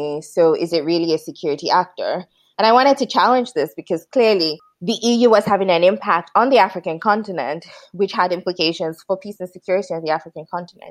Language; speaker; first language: English; non-native, local second language; Yoruba